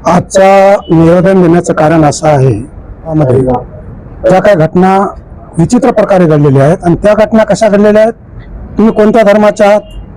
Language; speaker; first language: Marathi; native; Marathi